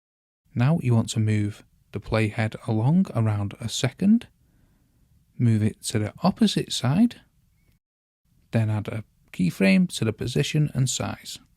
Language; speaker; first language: English; native; English